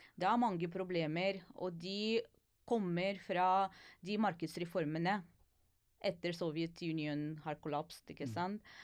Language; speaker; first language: Norwegian; non-native, fluent; Ukrainian